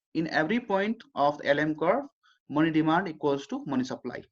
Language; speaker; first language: English; non-native, local second language; Nepali